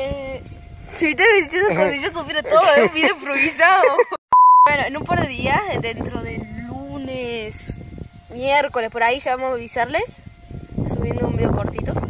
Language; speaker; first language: Spanish; native; Spanish